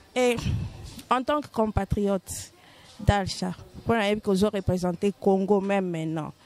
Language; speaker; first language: French; non-native, local second language; Lingala